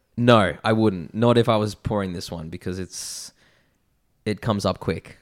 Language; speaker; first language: English; native; English